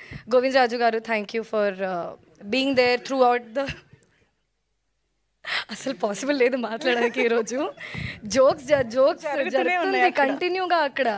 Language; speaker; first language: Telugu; non-native, learner; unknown